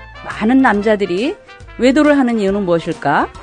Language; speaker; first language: Korean; native; Korean